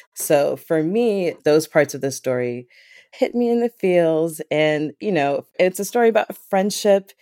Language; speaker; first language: English; native; English